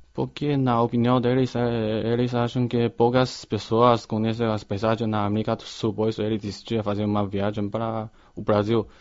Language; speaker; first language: Portuguese; non-native, learner; Chinese